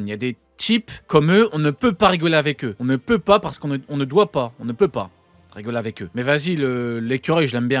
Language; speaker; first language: French; native; French